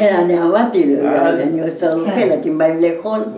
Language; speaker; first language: Hebrew; non-native, learner; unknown